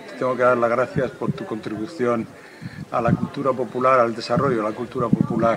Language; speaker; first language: Spanish; native; Spanish